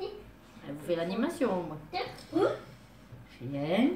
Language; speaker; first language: French; native; French